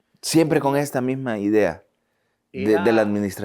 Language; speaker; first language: Spanish; native; Spanish